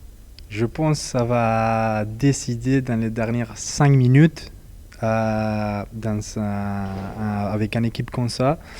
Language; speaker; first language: French; non-native, fluent; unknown